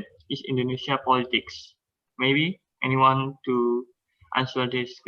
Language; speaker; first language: English; non-native, learner; Indonesian